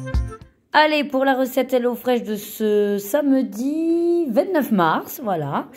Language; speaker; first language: French; native; French